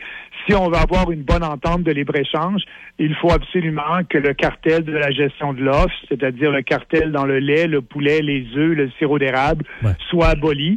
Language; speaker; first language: French; native; French